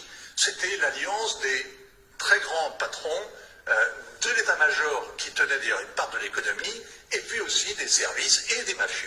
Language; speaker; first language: French; native; French